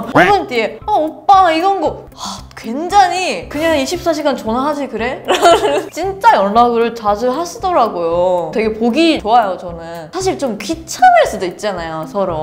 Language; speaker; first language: Korean; non-native, fluent; Japanese